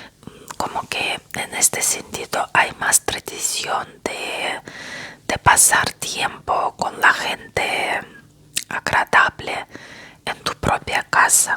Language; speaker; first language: Spanish; non-native, fluent; Russian